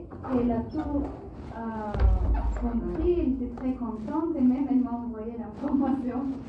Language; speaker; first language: French; non-native, learner; Bulgarian